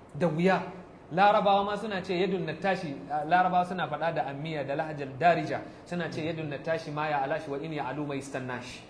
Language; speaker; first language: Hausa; native; Hausa